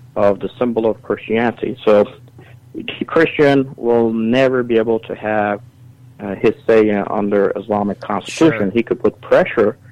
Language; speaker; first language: English; early bilingual, other home language; Assyrian Neo-Aramaic